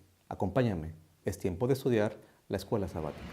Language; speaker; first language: Spanish; native; Spanish